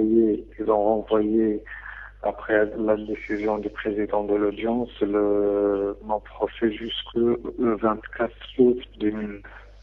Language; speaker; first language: French; non-native, local second language; Arabic